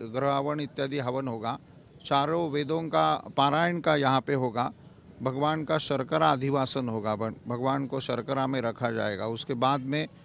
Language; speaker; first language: Hindi; non-native, local second language; Marathi